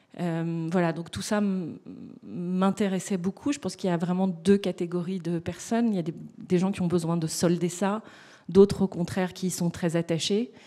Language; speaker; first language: French; native; French